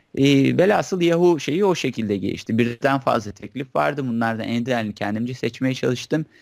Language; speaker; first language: Turkish; native; Turkish